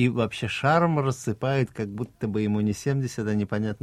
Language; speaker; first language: Russian; native; Russian